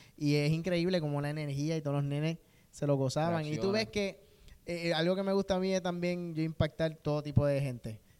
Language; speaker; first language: Spanish; native; Spanish